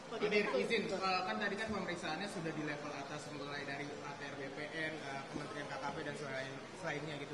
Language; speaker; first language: Indonesian; native; Indonesian